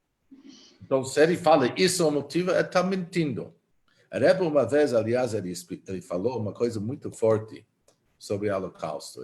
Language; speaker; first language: Portuguese; non-native, fluent; Hebrew